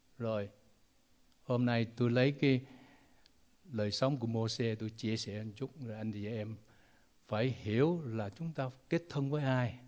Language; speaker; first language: Vietnamese; non-native, local second language; Chinese